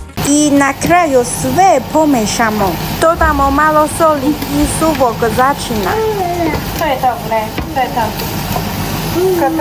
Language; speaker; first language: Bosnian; non-native, learner; Chinese